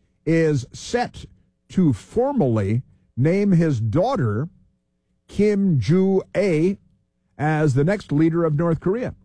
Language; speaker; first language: English; native; English